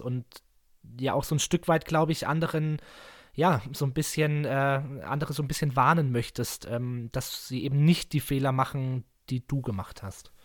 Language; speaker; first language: German; native; German